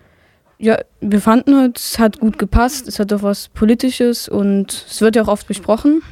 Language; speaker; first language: German; native; German